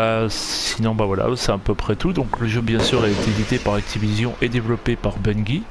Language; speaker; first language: French; native; French